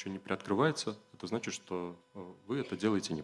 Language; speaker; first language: Russian; native; Russian